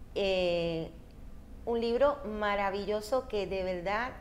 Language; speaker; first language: Spanish; native; Spanish